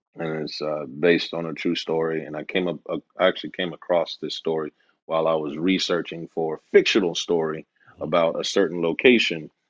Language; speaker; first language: English; native; English